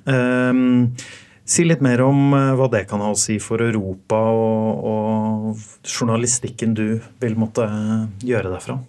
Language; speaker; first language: Norwegian; native; Norwegian